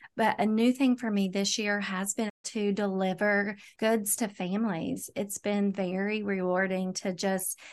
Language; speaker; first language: English; native; English